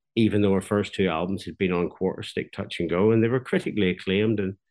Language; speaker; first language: English; native; English